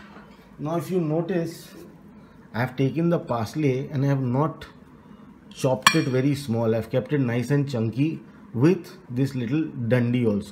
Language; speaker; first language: English; non-native, local second language; Hindi